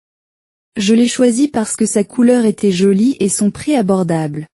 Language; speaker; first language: French; non-native, learner; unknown